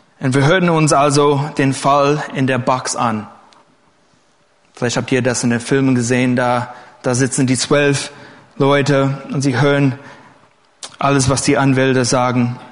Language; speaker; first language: German; non-native, fluent; English